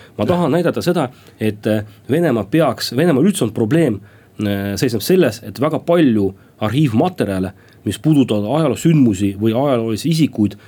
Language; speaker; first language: Estonian; non-native, local second language; Russian